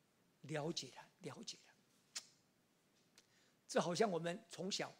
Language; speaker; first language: Chinese; native; Chinese